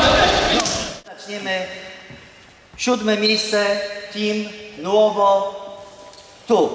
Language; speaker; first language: Polish; native; Polish